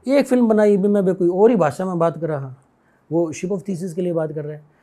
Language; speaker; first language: Hindi; native; Hindi